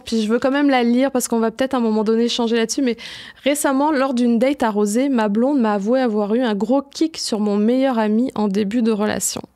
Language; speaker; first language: French; native; French